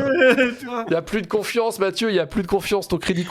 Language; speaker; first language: French; native; French